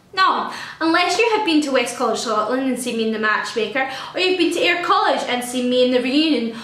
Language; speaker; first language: English; native; English